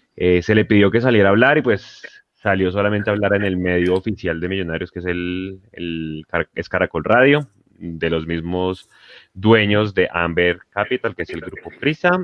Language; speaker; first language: Spanish; native; Spanish